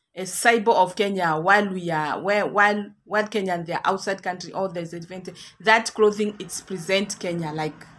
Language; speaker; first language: English; non-native, local second language; Kikuyu